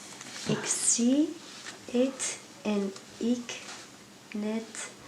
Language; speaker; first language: Dutch; non-native, learner; Spanish